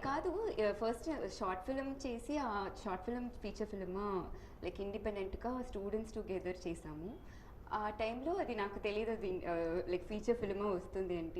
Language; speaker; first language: Telugu; non-native, learner; Tamil